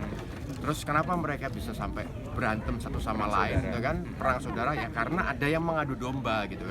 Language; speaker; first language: Indonesian; native; Indonesian